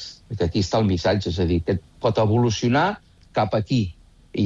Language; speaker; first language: Catalan; native; Catalan